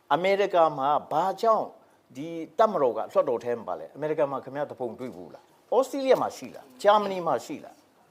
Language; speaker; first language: Burmese; non-native, local second language; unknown